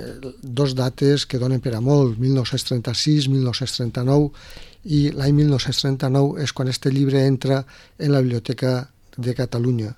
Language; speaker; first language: Catalan; native; Catalan